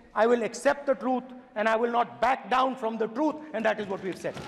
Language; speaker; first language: English; non-native, local second language; Hindi